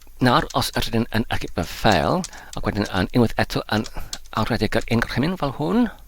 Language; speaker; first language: Welsh; non-native, learner; English